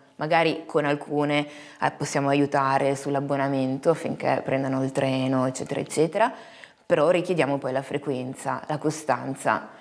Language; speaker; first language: Italian; native; Italian